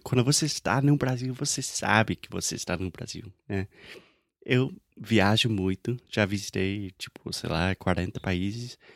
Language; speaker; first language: Portuguese; non-native, fluent; English